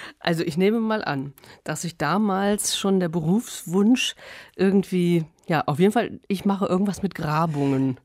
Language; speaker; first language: German; native; German